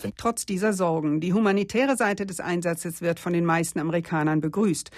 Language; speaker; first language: German; native; German